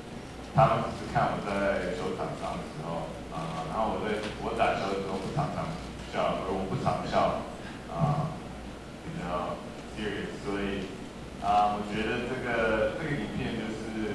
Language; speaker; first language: Chinese; early bilingual, heritage; English